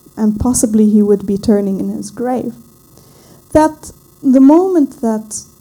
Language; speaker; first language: English; non-native, fluent; Arabic